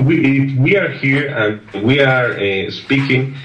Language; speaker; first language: English; non-native, learner; Spanish